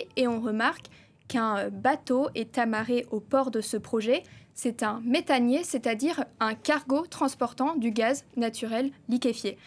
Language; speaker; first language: French; native; French